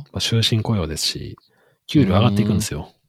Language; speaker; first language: Japanese; native; Japanese